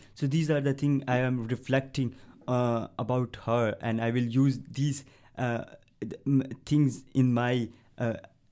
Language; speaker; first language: English; non-native, local second language; Punjabi